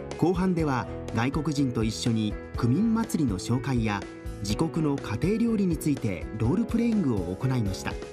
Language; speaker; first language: Japanese; native; Japanese